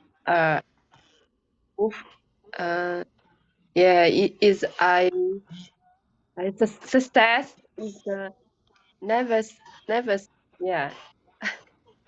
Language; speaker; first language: English; non-native, learner; Chinese